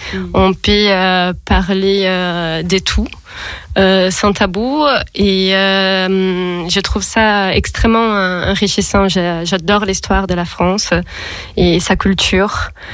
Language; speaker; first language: French; non-native, fluent; Portuguese